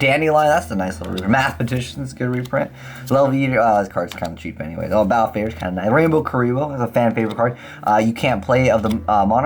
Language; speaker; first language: English; native; English